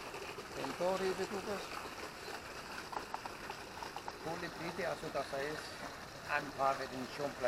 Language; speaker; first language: German; non-native, learner; Italian